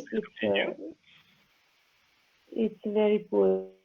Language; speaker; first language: English; non-native, learner; Serbian